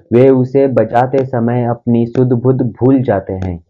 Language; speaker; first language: Hindi; non-native, local second language; Kannada